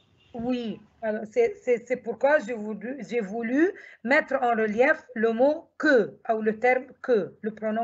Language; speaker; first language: French; non-native, fluent; Arabic